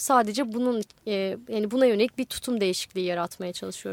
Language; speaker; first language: Turkish; native; Turkish